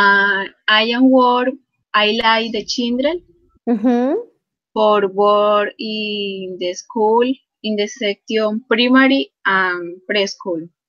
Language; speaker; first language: English; non-native, learner; Spanish